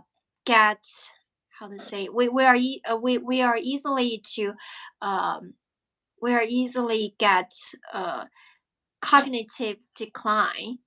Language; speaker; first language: English; non-native, fluent; Chinese